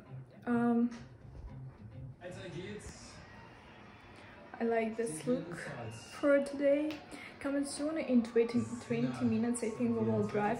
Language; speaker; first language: English; non-native, learner; Russian